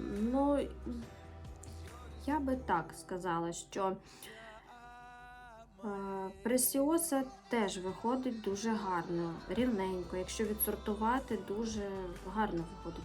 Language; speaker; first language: Ukrainian; native; Ukrainian